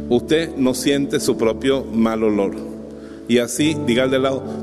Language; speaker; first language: Spanish; native; Spanish